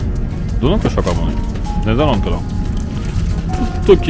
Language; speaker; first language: Japanese; non-native, learner; French